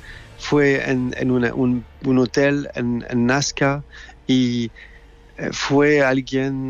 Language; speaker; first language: Spanish; non-native, learner; French